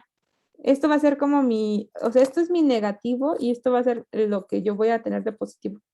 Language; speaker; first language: Spanish; native; Spanish